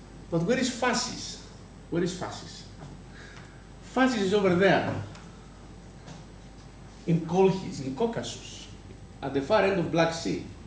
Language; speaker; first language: English; non-native, fluent; Greek